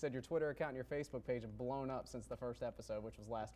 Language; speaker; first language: English; native; English